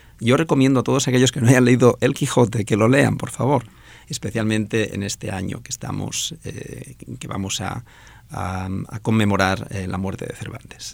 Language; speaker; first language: Spanish; non-native, local second language; Catalan